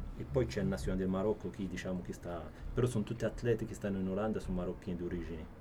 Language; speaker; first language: Italian; non-native, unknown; Arabic